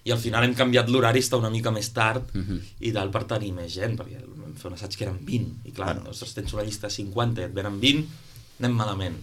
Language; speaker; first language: Catalan; native; Catalan